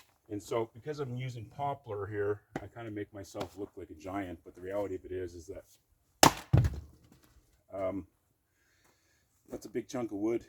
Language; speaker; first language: English; native; English